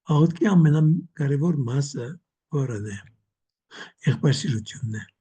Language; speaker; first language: Armenian; early bilingual, heritage; Armenian